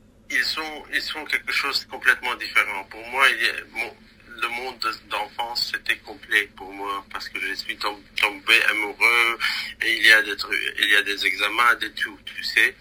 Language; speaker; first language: French; non-native, local second language; Arabic